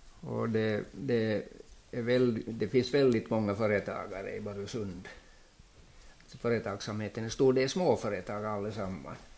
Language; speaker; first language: Swedish; native; Swedish